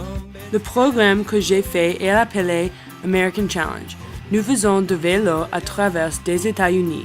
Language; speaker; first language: French; non-native, learner; English